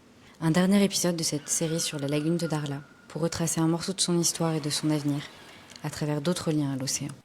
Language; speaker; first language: French; native; French